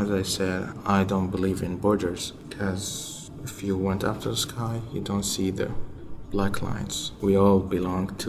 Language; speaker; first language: English; non-native, fluent; Arabic